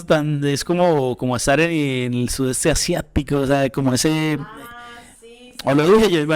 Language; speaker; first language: Spanish; native; Spanish